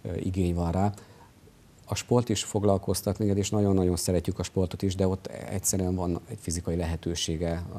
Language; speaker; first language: Hungarian; native; Hungarian